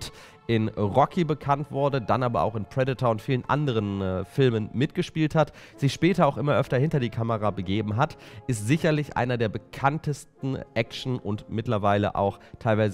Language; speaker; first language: German; native; German